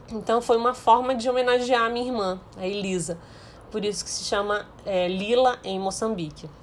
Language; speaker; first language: Portuguese; early bilingual, heritage; Portuguese